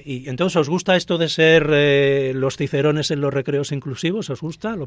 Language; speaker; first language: Spanish; native; Spanish